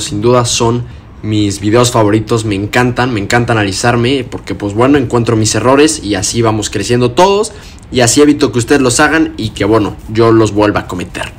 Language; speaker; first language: Spanish; native; Spanish